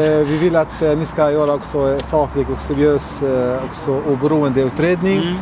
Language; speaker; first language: Swedish; non-native, fluent; Arabic